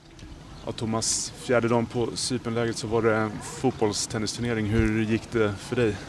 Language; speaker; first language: Swedish; native; Swedish